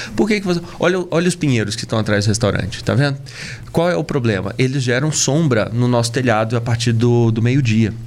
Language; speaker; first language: Portuguese; native; Portuguese